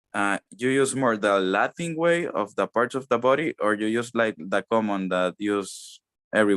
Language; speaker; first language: English; non-native, learner; Spanish